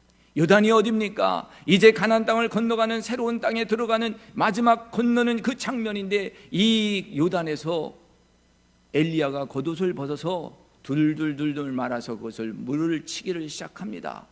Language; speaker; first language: Korean; native; Korean